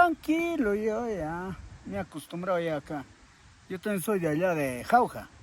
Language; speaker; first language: Spanish; native; Spanish